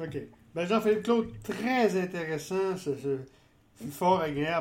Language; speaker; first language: French; native; French